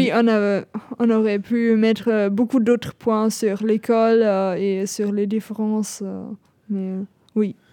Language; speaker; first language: French; non-native, fluent; German